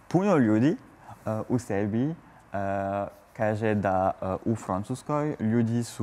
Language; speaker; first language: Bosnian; non-native, learner; French